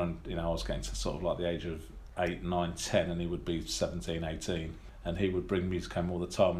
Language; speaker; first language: English; native; English